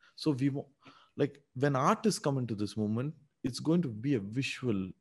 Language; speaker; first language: English; non-native, local second language; Tamil